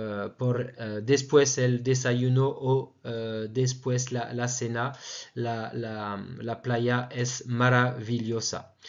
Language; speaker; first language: Spanish; non-native, fluent; French